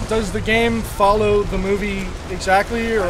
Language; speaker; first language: English; native; English